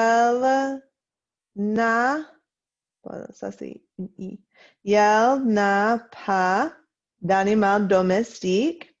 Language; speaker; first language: French; non-native, fluent; English